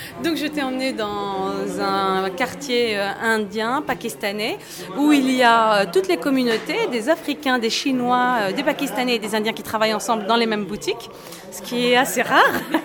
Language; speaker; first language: French; native; French